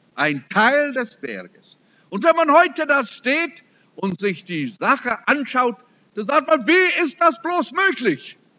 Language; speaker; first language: German; early bilingual, heritage; German